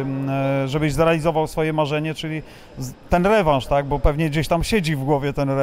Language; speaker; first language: Polish; native; Polish